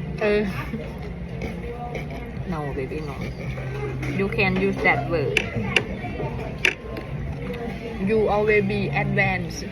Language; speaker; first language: English; non-native, learner; Thai